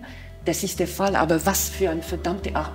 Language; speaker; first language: German; non-native, fluent; French